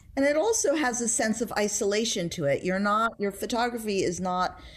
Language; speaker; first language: English; native; English